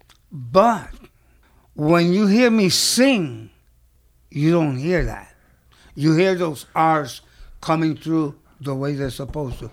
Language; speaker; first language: English; early bilingual, other home language; Spanish